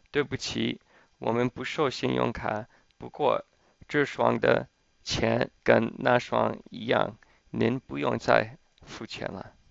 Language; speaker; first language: Chinese; non-native, fluent; English